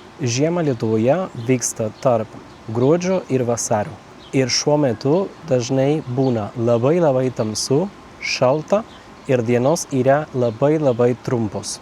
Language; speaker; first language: Lithuanian; non-native, fluent; Spanish